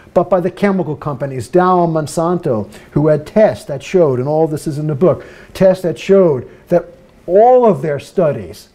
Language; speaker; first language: English; native; English